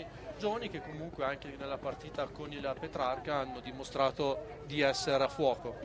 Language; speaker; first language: Italian; native; Italian